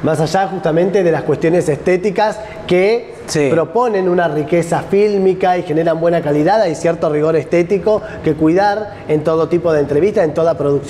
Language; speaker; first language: Spanish; native; Spanish